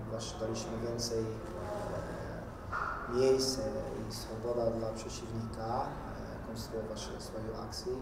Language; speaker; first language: Polish; non-native, fluent; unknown